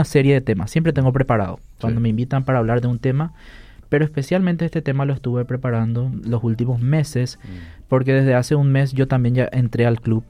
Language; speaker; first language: Spanish; non-native, local second language; Guarani